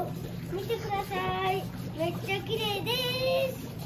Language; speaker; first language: Japanese; early bilingual, other home language; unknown